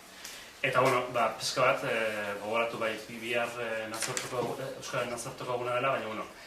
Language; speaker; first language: Basque; native; Basque